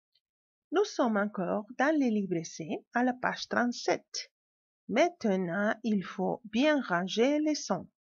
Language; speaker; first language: French; non-native, fluent; Spanish